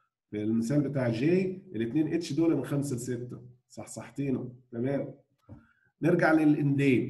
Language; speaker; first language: Arabic; native; Arabic